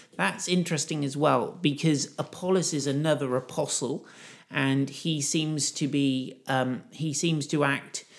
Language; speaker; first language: English; native; English